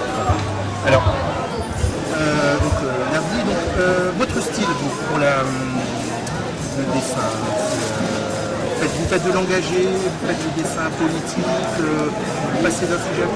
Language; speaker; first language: French; native; French